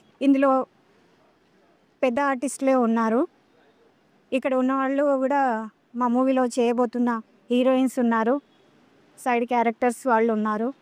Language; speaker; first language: Telugu; native; Telugu